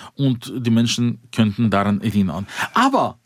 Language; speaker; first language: German; non-native, fluent; Russian